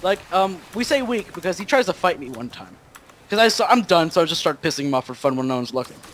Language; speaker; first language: English; native; English